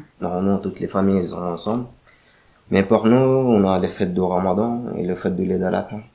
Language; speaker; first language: French; non-native, learner; Arabic